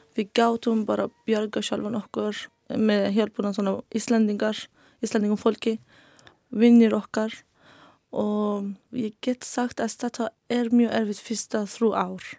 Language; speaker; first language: Icelandic; non-native, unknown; Persian